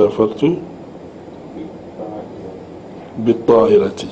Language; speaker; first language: Arabic; non-native, fluent; Malay